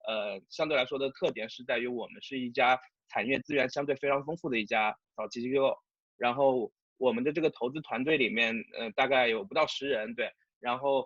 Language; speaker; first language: Chinese; native; Chinese